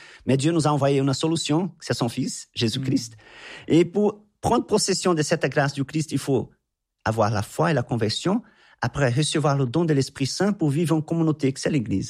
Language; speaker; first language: French; non-native, fluent; Portuguese